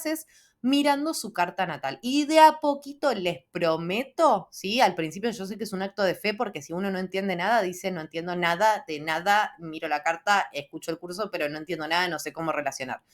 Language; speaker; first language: Spanish; native; Spanish